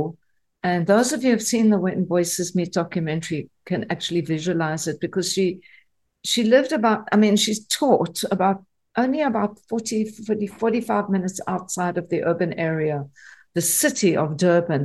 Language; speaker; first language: English; native; English